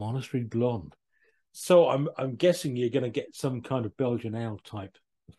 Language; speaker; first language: English; native; English